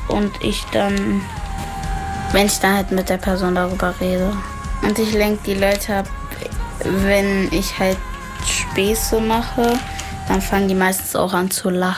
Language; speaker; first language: German; native; German